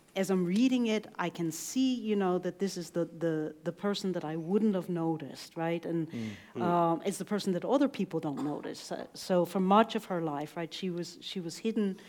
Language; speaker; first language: English; native; English